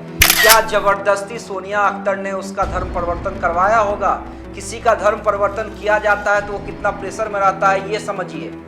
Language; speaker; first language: Hindi; native; Hindi